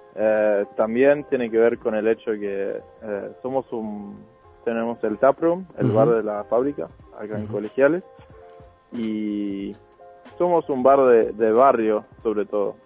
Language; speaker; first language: Spanish; non-native, fluent; Norwegian